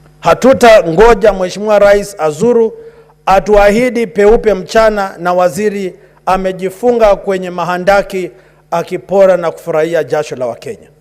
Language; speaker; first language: Swahili; non-native, local second language; Luyia